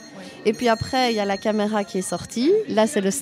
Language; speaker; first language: French; native; French